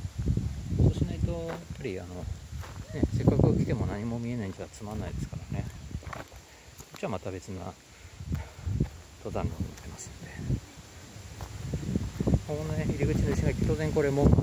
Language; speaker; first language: Japanese; native; Japanese